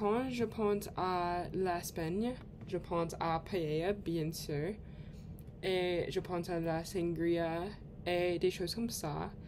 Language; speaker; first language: French; non-native, learner; English